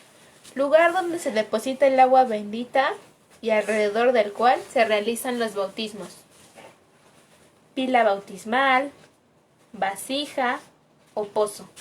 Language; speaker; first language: Spanish; native; Spanish